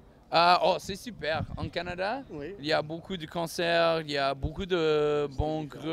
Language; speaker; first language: French; non-native, learner; English